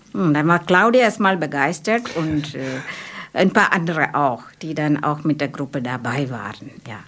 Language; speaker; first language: German; non-native, fluent; Malayalam